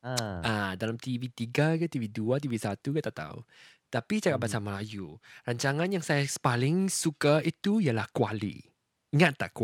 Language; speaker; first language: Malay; non-native, local second language; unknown